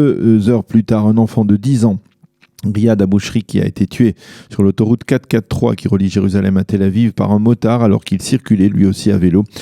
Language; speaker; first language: French; native; French